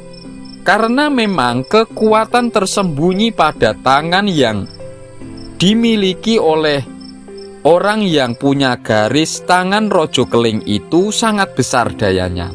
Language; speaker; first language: Indonesian; non-native, local second language; Javanese